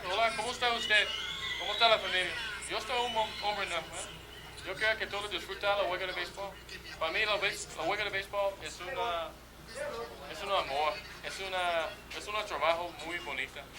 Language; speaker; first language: Spanish; non-native, fluent; English